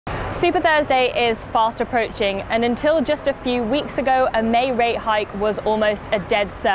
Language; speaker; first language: English; native; English